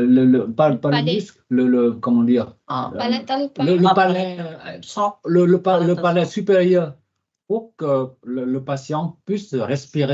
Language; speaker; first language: French; non-native, fluent; Vietnamese